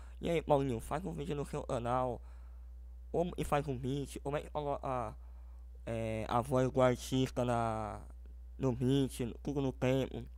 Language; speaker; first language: Portuguese; native; Portuguese